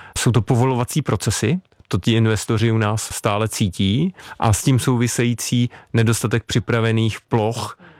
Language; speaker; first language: Czech; native; Czech